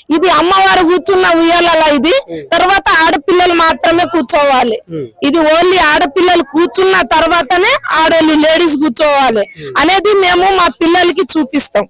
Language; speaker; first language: Telugu; non-native, local second language; Lambadi